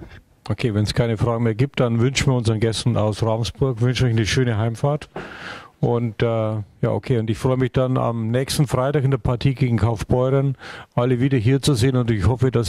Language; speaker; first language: German; native; German